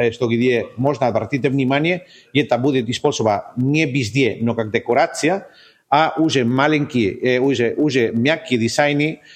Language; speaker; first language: Russian; non-native, fluent; Spanish